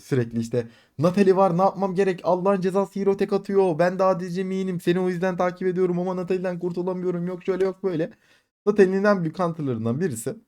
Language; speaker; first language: Turkish; native; Turkish